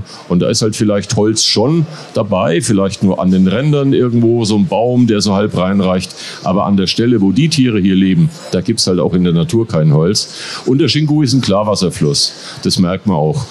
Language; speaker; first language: German; native; German